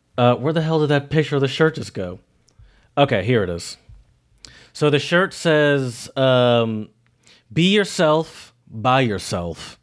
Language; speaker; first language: English; native; English